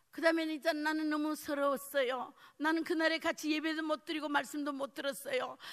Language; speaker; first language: Korean; early bilingual, heritage; Korean